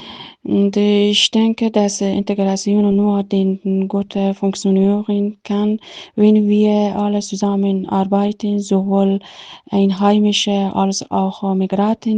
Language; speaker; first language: German; non-native, learner; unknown